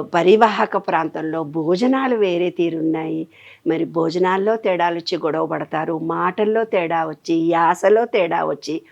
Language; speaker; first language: Telugu; native; Telugu